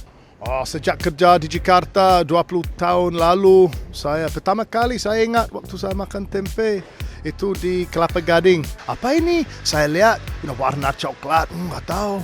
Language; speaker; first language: Indonesian; non-native, learner; English